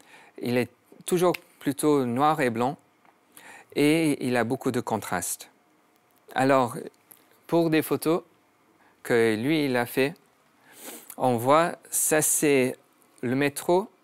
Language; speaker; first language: French; non-native, learner; English